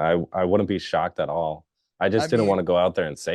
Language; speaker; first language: English; native; English